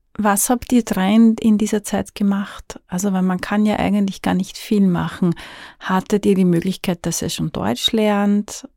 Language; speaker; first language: German; native; German